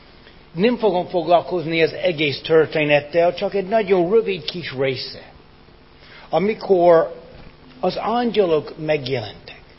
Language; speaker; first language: Hungarian; non-native, fluent; English